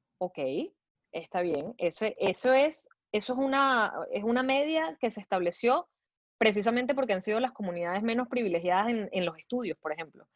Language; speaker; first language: Spanish; native; Spanish